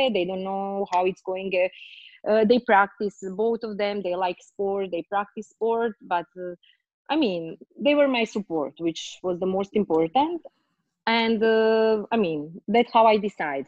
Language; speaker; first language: English; non-native, learner; Croatian